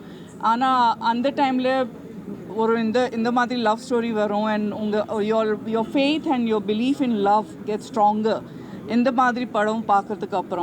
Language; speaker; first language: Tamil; non-native, fluent; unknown